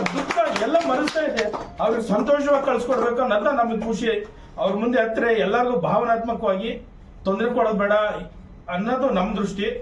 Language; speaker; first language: Kannada; native; Kannada